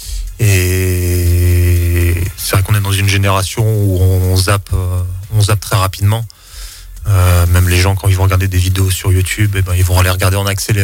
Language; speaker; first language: French; native; French